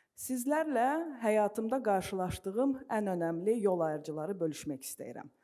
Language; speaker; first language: Azerbaijani; non-native, local second language; Russian